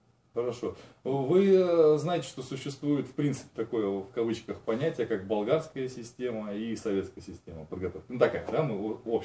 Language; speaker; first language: Russian; native; Russian